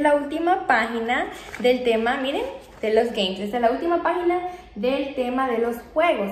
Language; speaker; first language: Spanish; native; Spanish